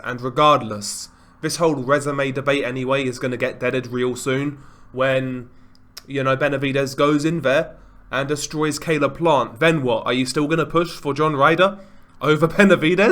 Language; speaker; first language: English; native; English